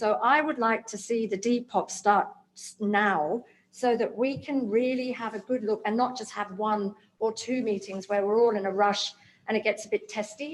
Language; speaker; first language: English; native; English